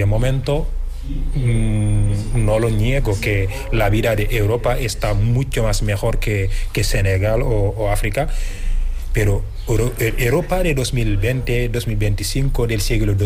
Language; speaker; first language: Spanish; non-native, fluent; Wolof